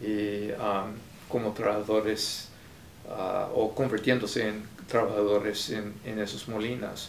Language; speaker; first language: Spanish; non-native, fluent; English